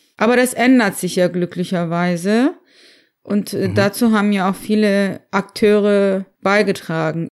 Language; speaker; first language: German; early bilingual, other home language; Turkish